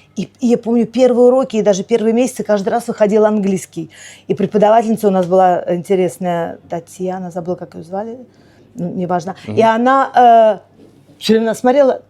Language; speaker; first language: Russian; native; Russian